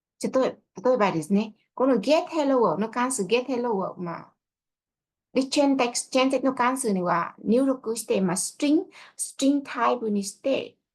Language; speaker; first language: Japanese; non-native, fluent; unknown